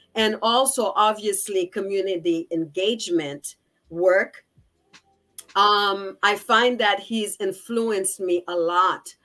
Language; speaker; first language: English; early bilingual, other home language; Haitian Creole